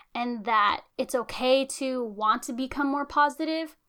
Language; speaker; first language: English; native; English